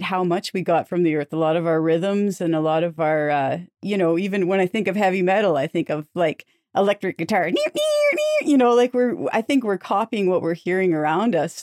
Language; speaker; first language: English; native; English